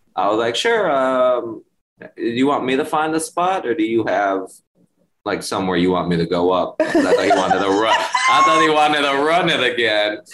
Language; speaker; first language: English; early bilingual, other home language; Spanish